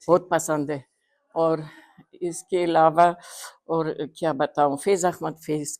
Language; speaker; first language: Hindi; non-native, fluent; Uzbek